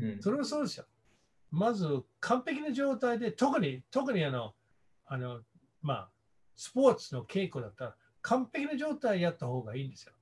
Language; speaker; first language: Japanese; non-native, fluent; English